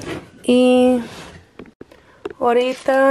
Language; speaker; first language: Spanish; non-native, learner; English